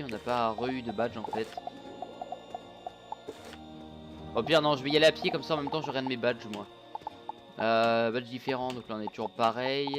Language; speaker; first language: French; native; French